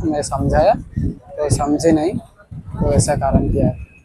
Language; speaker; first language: Hindi; non-native, local second language; Odia